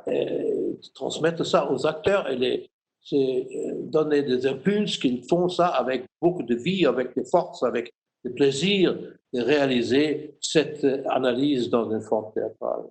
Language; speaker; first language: French; non-native, fluent; German